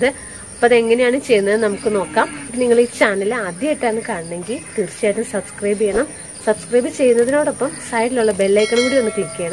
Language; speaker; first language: Malayalam; native; Malayalam